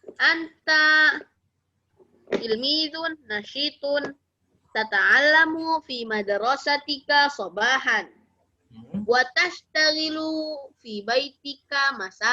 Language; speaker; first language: Arabic; non-native, learner; Indonesian